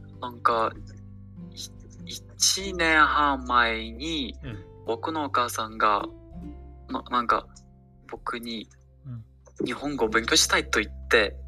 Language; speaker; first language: Japanese; non-native, learner; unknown